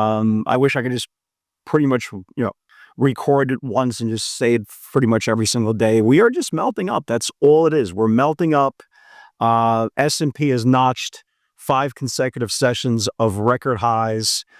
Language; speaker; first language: English; native; English